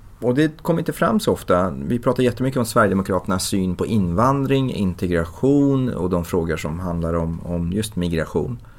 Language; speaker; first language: Swedish; early bilingual, other home language; Persian